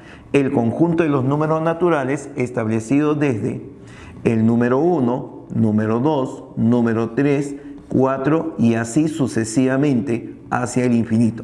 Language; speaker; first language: Spanish; native; Spanish